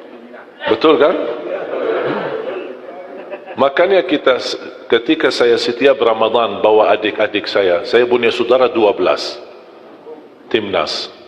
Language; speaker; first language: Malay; non-native, fluent; Arabic